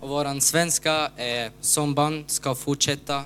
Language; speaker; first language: Swedish; non-native, learner; Ukrainian